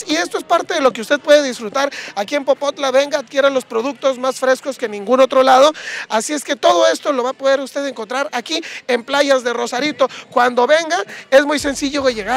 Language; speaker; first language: Spanish; native; Spanish